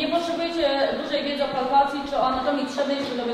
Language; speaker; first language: Polish; native; Polish